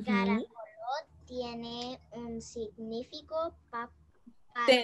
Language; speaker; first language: Spanish; non-native, learner; English